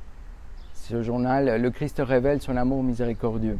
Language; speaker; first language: French; non-native, fluent; Spanish